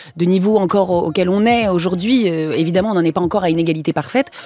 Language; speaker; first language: French; native; French